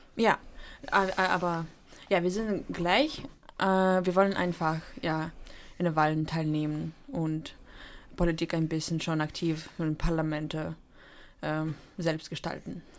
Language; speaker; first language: German; non-native, fluent; Ukrainian